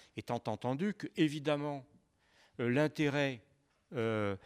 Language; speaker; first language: French; native; French